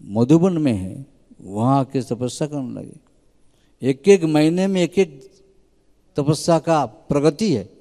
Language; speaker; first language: Hindi; native; Hindi